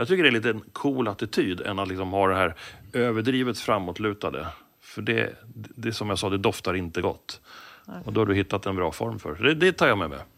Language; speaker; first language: Swedish; native; Swedish